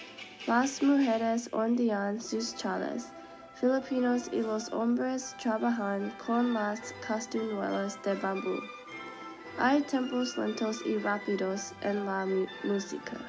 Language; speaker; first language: Spanish; non-native, learner; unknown